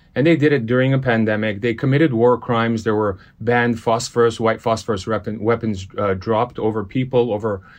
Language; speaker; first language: English; early bilingual, other home language; Armenian